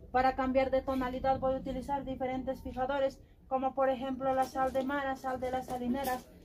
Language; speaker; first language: Spanish; non-native, local second language; Quechua